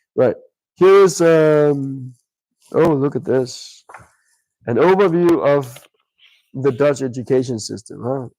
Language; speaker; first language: English; non-native, fluent; Danish